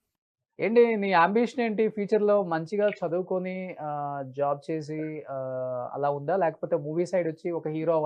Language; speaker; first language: Telugu; native; Telugu